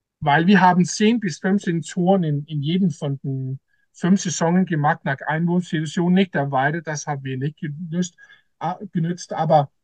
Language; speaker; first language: German; non-native, learner; Danish